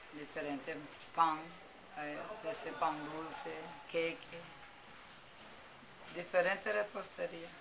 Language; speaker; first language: Spanish; non-native, local second language; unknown